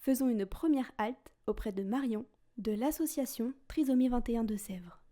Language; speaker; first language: French; native; French